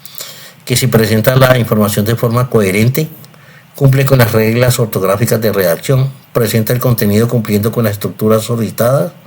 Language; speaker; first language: Spanish; native; Spanish